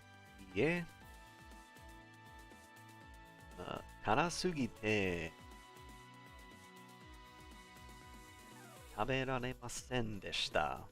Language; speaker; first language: Japanese; non-native, learner; English